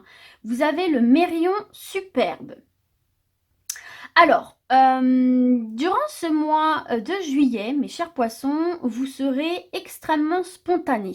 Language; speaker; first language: French; native; French